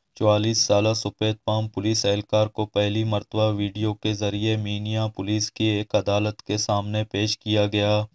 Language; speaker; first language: Urdu; non-native, local second language; Baluchi